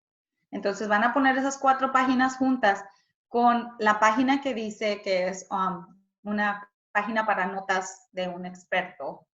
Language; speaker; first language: Spanish; early bilingual, heritage; Spanish